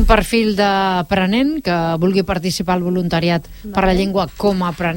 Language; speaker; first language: Catalan; native; Catalan